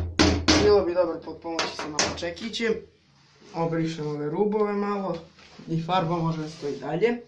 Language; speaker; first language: Serbian; native; Serbian